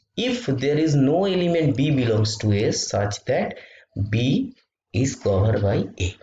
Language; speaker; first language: English; non-native, local second language; Bangla